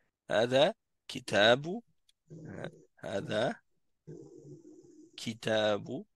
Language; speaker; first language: Arabic; non-native, fluent; French